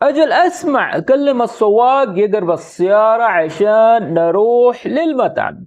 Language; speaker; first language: Arabic; non-native, fluent; Urdu